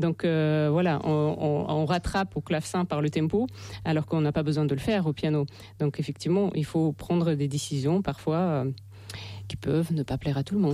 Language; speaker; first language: French; non-native, fluent; Russian